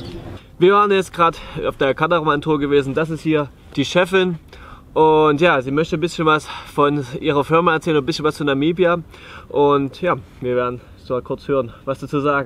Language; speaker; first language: German; native; German